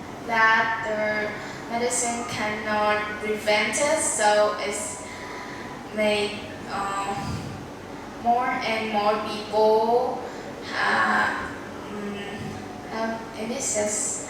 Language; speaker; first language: English; non-native, learner; Vietnamese